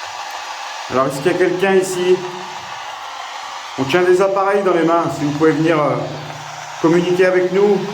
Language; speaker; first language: French; native; French